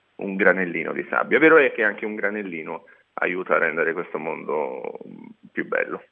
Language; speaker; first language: Italian; native; Italian